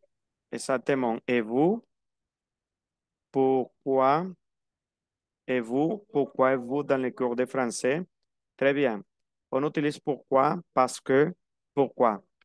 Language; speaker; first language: French; non-native, fluent; Spanish